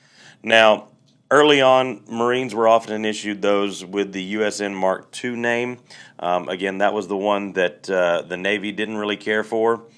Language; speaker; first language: English; native; English